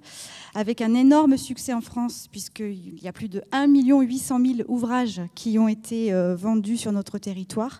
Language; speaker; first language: French; native; French